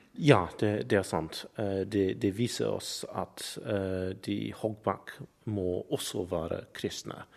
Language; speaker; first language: Norwegian; non-native, learner; English